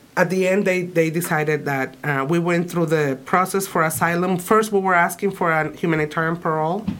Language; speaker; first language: English; early bilingual, other home language; Spanish